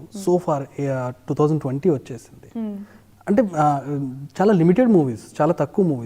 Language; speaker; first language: Telugu; native; Telugu